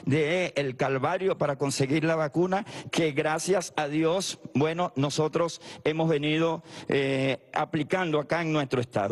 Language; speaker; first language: Spanish; native; Spanish